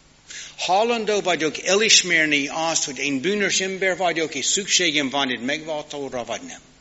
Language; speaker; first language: Hungarian; non-native, learner; English